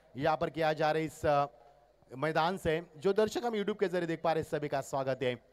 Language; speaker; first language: Hindi; non-native, local second language; Marathi